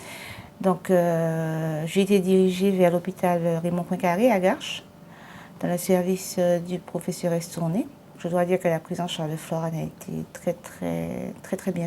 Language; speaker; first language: French; native; French